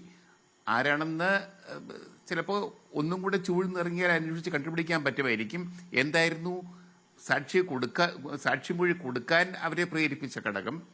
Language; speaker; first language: Malayalam; native; Malayalam